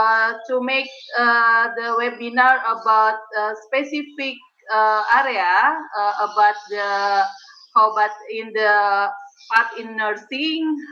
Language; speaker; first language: English; non-native, learner; Indonesian